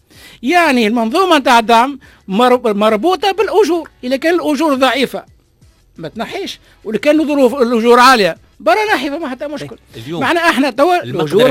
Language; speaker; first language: Arabic; native; Arabic